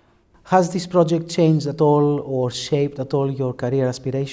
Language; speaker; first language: English; non-native, fluent; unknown